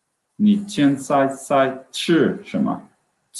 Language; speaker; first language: Chinese; non-native, learner; Swedish